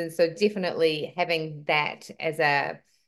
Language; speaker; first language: English; native; English